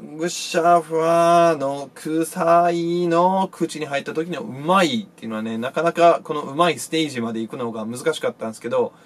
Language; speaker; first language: Japanese; non-native, fluent; English